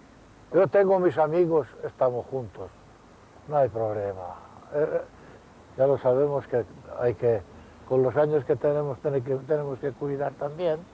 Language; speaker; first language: Spanish; non-native, fluent; Hungarian